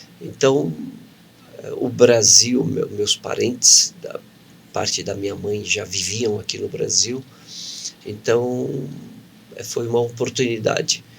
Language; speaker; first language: Portuguese; early bilingual, other home language; Arabic